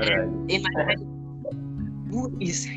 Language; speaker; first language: English; non-native, fluent; Indonesian